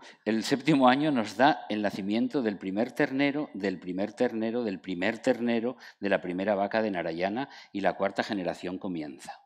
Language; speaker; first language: Spanish; native; Spanish